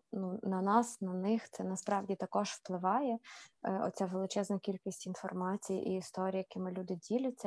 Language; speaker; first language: Ukrainian; native; Ukrainian